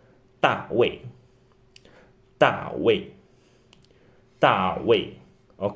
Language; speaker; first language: Chinese; non-native, fluent; English